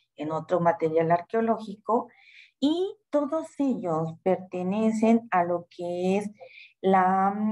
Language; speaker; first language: Spanish; native; Spanish